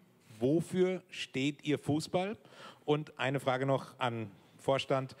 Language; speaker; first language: German; native; German